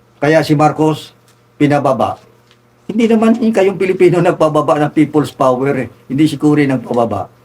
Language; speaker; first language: Filipino; non-native, local second language; Tausug